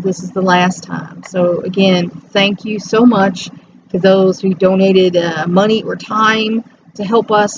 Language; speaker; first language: English; native; English